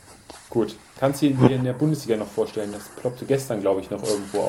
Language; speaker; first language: German; native; German